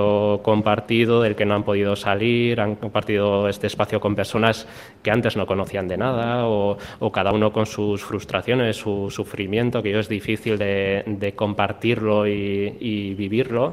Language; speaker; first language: Spanish; native; Spanish